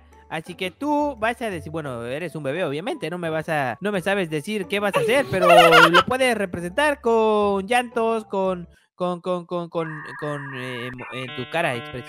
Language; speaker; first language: Spanish; native; Spanish